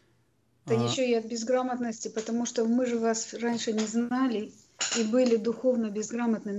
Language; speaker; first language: Russian; native; Russian